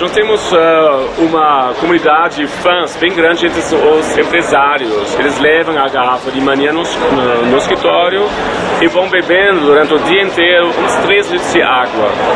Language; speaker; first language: Portuguese; non-native, fluent; German